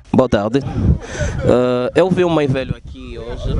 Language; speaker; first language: Portuguese; native; Portuguese